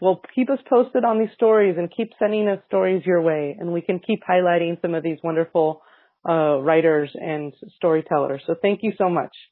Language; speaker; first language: English; early bilingual, other home language; Spanish